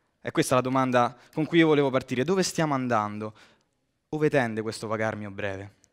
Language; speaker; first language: Italian; native; Italian